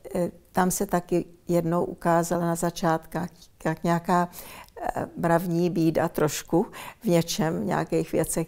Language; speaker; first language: Czech; early bilingual, heritage; Czech